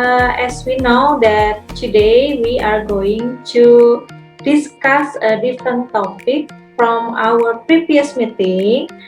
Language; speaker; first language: English; non-native, fluent; Indonesian